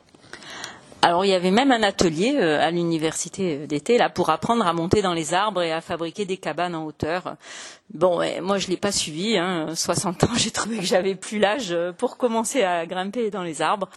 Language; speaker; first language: French; native; French